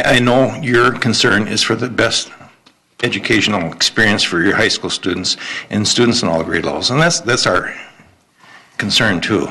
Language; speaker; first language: English; native; English